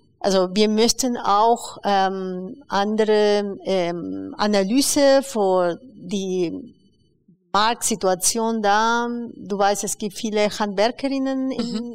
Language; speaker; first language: German; non-native, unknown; Spanish